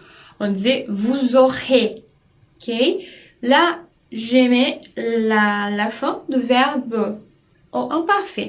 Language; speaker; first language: French; non-native, fluent; Portuguese